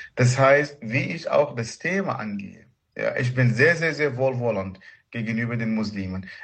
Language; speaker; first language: German; non-native, fluent; Arabic